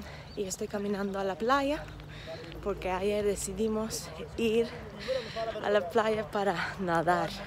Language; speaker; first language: Spanish; non-native, fluent; Turkish